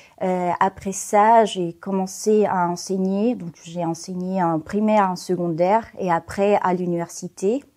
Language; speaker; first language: French; non-native, fluent; Spanish